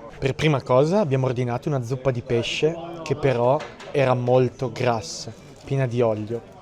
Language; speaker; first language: Italian; native; Italian